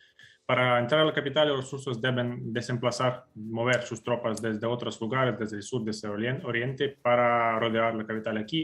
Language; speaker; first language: Spanish; non-native, fluent; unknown